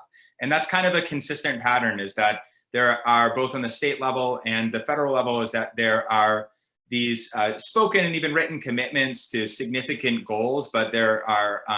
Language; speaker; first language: English; native; English